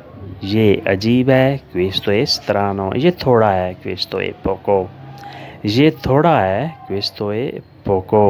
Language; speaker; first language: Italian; non-native, learner; Urdu